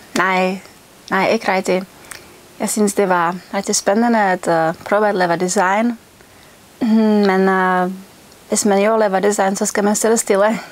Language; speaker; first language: Danish; non-native, fluent; Czech